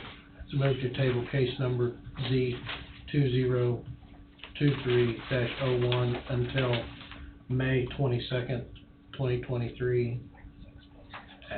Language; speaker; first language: English; native; English